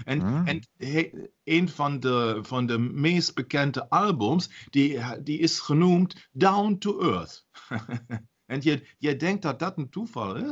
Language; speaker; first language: Dutch; non-native, learner; German